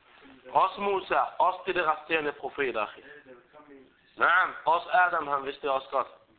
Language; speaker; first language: Danish; early bilingual, other home language; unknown